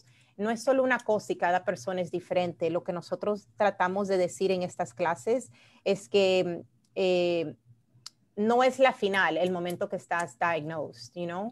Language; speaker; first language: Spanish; early bilingual, heritage; Spanish